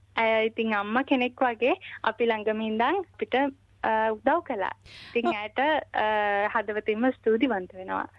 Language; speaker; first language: Sinhala; native; Sinhala